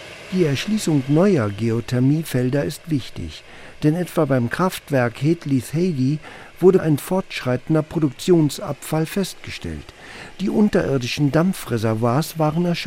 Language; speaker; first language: German; native; German